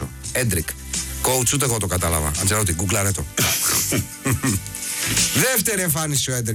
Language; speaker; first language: Greek; native; Greek